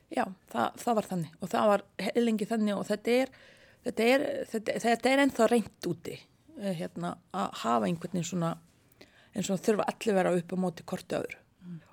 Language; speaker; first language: Icelandic; non-native, fluent; Bosnian